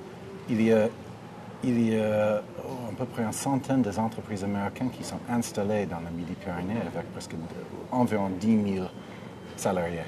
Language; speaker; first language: French; non-native, fluent; English